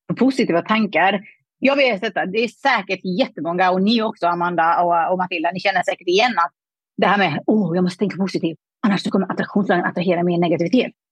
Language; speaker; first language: Swedish; non-native, fluent; Persian